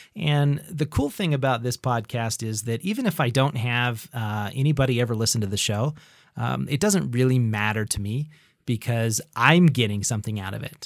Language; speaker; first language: English; native; English